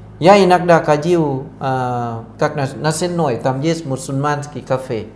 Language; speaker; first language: Russian; non-native, fluent; Thai